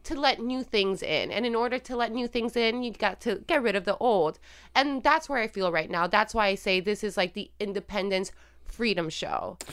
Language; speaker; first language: English; non-native, fluent; Spanish